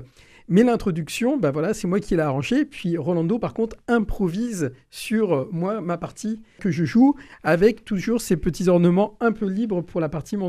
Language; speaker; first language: French; native; French